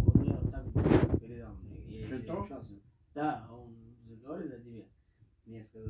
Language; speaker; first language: Russian; non-native, fluent; Georgian